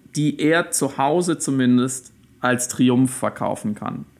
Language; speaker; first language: German; native; German